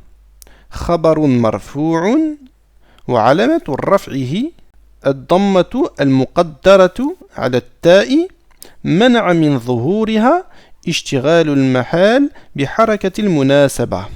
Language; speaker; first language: Arabic; non-native, fluent; French